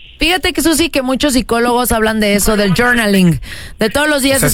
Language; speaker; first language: Spanish; native; Spanish